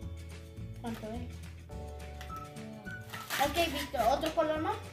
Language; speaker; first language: Spanish; early bilingual, heritage; Spanish